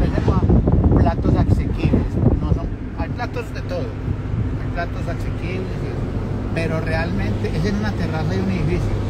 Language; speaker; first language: Spanish; native; Spanish